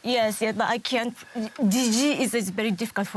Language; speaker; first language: English; non-native, learner; Japanese